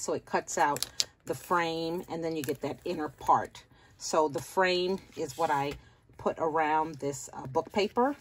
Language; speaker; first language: English; native; English